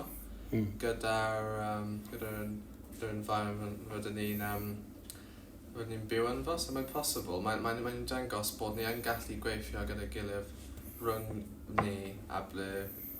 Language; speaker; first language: Welsh; non-native, local second language; English